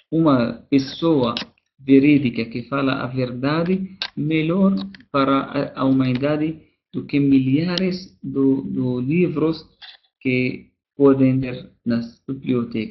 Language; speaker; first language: Portuguese; non-native, fluent; Arabic